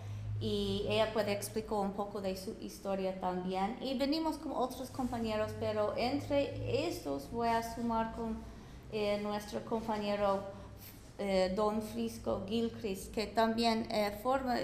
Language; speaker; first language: Spanish; non-native, fluent; English